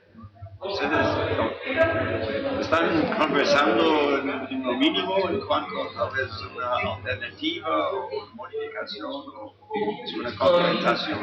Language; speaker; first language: Spanish; non-native, fluent; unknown